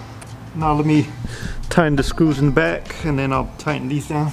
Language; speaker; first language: English; native; English